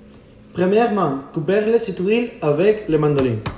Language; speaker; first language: French; non-native, learner; Spanish